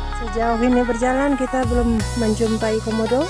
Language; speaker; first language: Indonesian; native; Indonesian